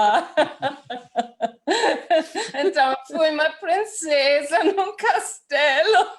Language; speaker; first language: Portuguese; non-native, fluent; German